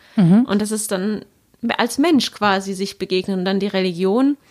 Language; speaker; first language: German; native; German